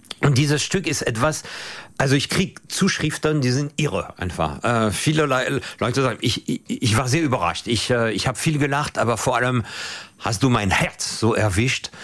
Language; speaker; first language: German; non-native, fluent; French